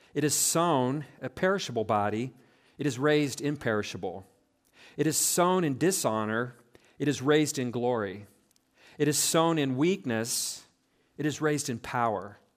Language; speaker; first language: English; native; English